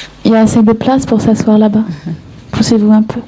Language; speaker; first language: French; native; French